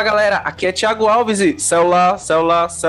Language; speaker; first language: Portuguese; native; Portuguese